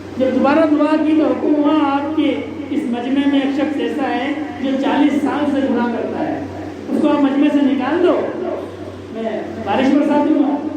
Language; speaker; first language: Urdu; non-native, local second language; Punjabi